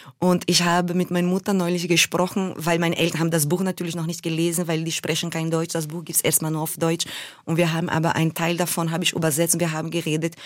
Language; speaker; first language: German; non-native, fluent; Portuguese